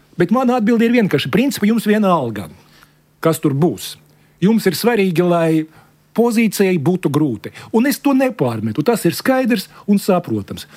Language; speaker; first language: Latvian; non-native, local second language; Russian